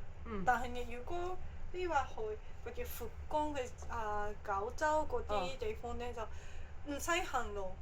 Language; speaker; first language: Cantonese; non-native, fluent; Japanese